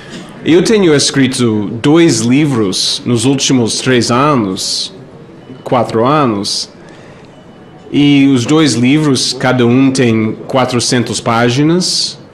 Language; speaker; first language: Portuguese; non-native, fluent; English